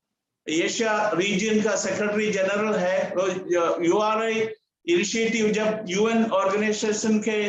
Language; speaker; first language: Hindi; non-native, local second language; Malayalam